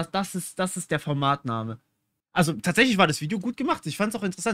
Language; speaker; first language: German; native; German